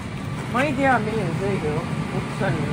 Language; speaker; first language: Estonian; native; Estonian